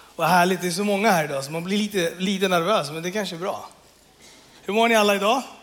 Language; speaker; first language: Swedish; early bilingual, other home language; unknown